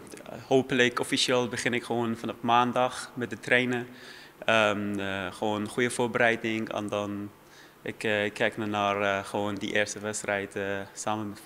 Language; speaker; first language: Dutch; non-native, fluent; Persian